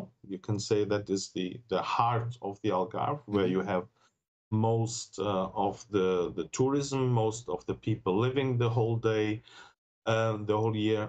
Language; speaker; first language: English; non-native, fluent; German